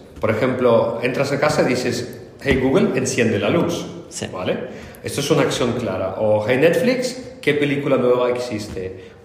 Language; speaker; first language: Spanish; non-native, fluent; Russian